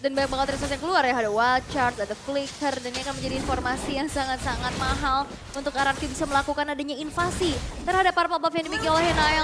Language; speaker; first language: Indonesian; native; Indonesian